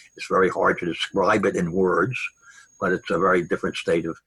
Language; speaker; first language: English; native; English